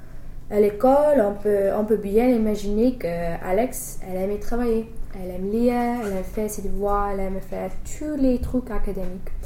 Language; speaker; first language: French; non-native, fluent; English